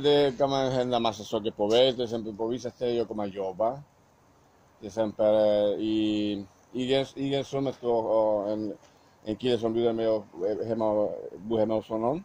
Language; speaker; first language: Swedish; non-native, learner; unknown